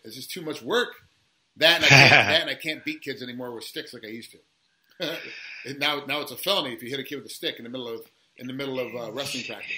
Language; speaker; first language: English; native; English